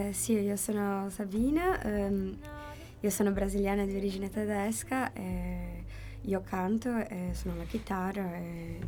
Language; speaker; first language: Italian; non-native, fluent; Portuguese